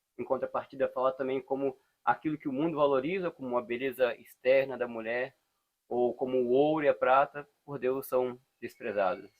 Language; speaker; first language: Portuguese; native; Portuguese